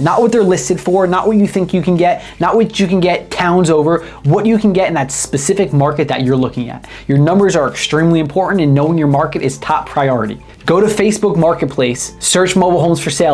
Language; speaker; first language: English; native; English